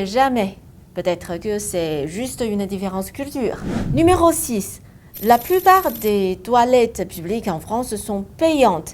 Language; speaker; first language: French; non-native, fluent; Chinese